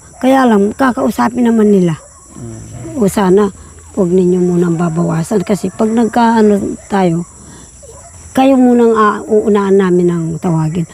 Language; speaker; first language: Filipino; native; Filipino